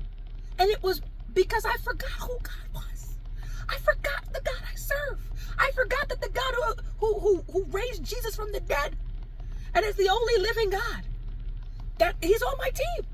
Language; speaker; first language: English; native; English